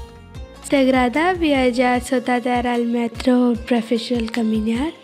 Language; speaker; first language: Catalan; non-native, learner; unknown